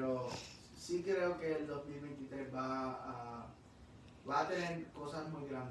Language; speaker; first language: Spanish; early bilingual, heritage; English